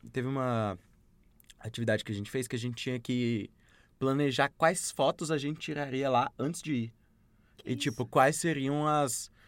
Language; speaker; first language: Portuguese; native; Portuguese